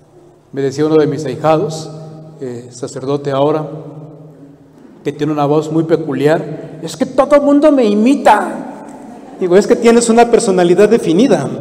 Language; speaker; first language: Spanish; native; Spanish